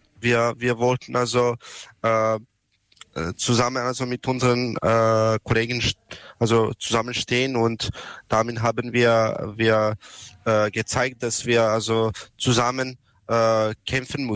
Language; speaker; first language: German; non-native, learner; Serbian